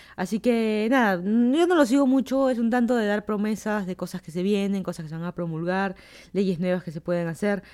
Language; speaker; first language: Spanish; native; Spanish